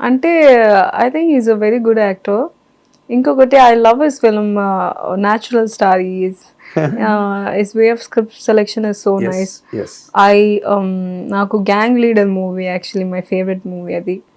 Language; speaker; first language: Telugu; non-native, learner; Tamil